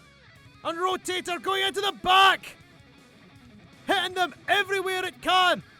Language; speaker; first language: English; native; English